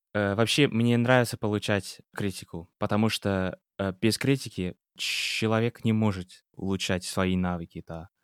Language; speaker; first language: Russian; non-native, fluent; English